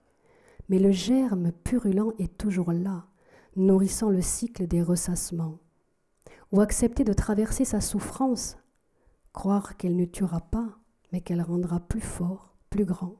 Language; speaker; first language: French; native; French